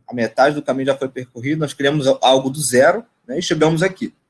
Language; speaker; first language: Portuguese; native; Portuguese